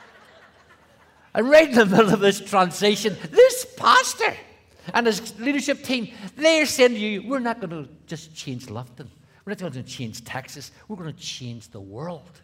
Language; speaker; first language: English; native; English